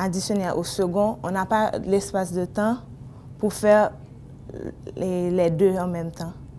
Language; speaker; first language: French; non-native, local second language; Haitian Creole